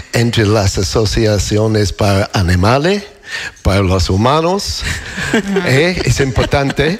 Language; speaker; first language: Spanish; non-native, fluent; English